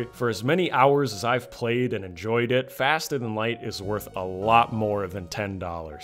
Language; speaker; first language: English; native; English